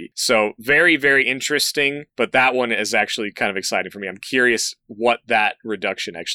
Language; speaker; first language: English; native; English